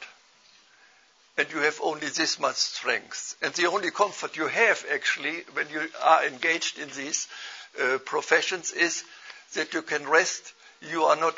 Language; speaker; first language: English; non-native, fluent; German